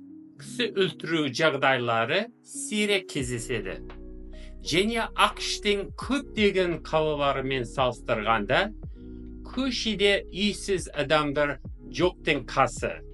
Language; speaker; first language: Kazakh; non-native, fluent; English